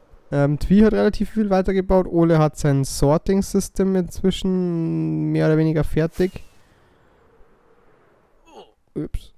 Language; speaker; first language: German; native; German